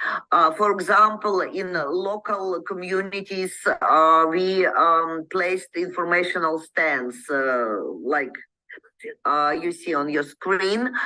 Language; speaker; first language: English; non-native, learner; Ukrainian